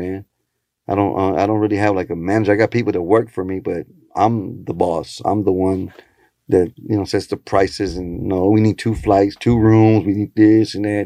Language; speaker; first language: English; early bilingual, other home language; Spanish